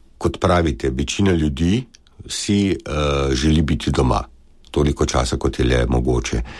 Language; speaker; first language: Slovenian; native; Slovenian